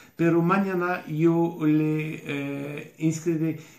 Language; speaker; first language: Spanish; non-native, learner; French